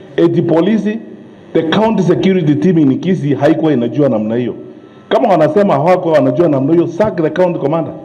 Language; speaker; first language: Swahili; non-native, local second language; Gusii